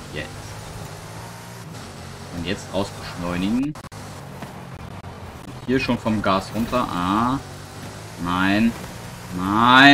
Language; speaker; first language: German; native; German